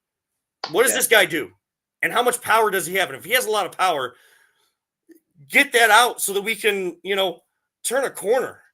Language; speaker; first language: English; native; English